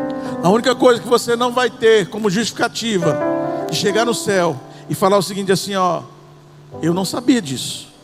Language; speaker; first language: Portuguese; native; Portuguese